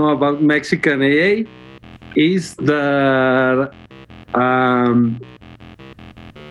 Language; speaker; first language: English; non-native, fluent; Spanish